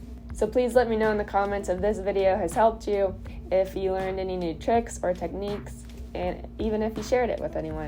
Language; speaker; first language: English; native; English